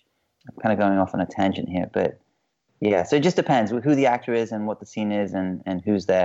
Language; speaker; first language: English; native; English